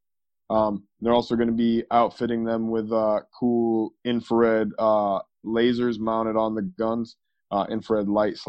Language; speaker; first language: English; native; English